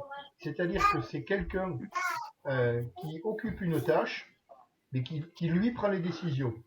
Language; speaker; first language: French; native; French